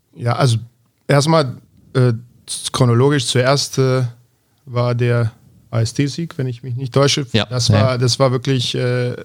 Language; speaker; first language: German; early bilingual, other home language; Bosnian